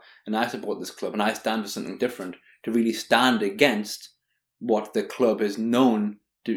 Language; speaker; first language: English; native; English